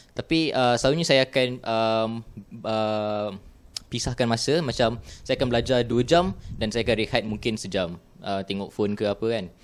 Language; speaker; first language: Malay; native; Malay